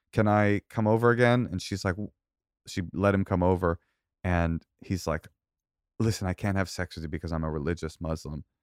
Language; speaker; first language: English; native; English